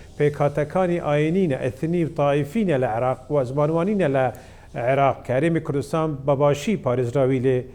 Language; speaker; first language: Central Kurdish; non-native, local second language; Kurdish